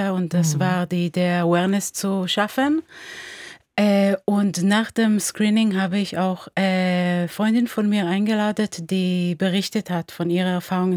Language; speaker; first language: German; non-native, fluent; Hebrew